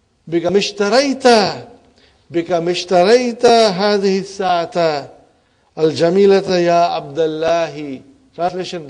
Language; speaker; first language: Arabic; non-native, fluent; Urdu